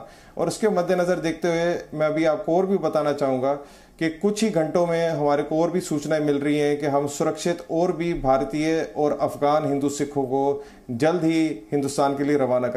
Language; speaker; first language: Hindi; native; Hindi